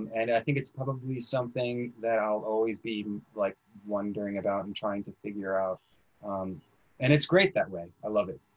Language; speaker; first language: English; native; English